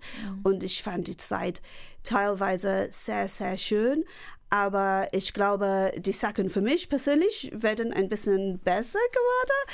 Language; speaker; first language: German; non-native, fluent; English